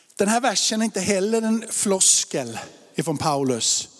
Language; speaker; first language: Swedish; native; Swedish